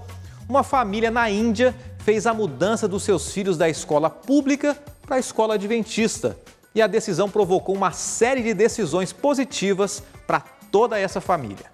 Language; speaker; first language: Portuguese; native; Portuguese